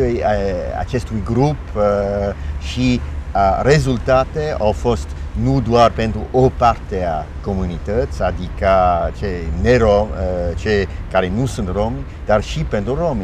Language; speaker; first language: Romanian; non-native, fluent; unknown